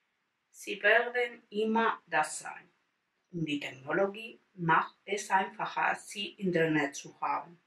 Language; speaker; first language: German; non-native, learner; Spanish